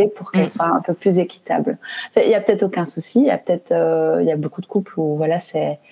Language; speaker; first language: French; native; French